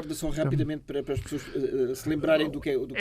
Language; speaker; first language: Portuguese; native; Portuguese